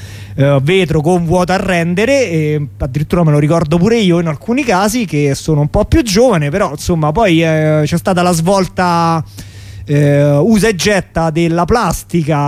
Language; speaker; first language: Italian; native; Italian